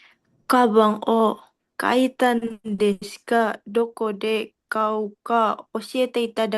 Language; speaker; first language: Japanese; non-native, learner; Indonesian